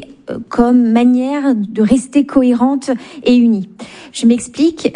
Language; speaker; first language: French; native; French